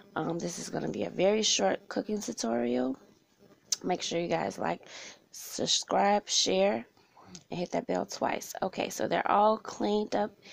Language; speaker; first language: English; native; English